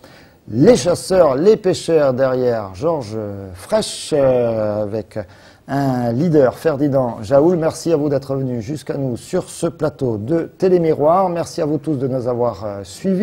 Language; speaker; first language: French; native; French